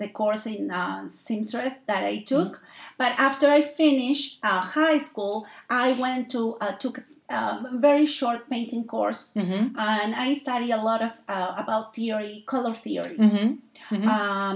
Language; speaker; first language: English; non-native, fluent; Spanish